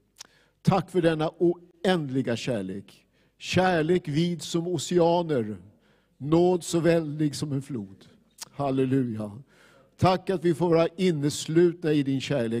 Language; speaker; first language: Swedish; native; Swedish